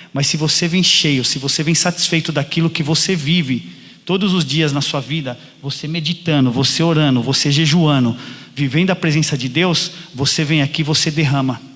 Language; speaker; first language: Portuguese; native; Portuguese